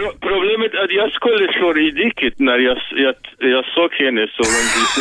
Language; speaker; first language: Swedish; non-native, learner; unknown